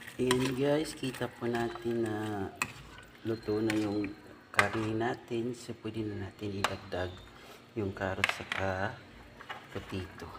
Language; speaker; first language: Filipino; non-native, local second language; Cebuano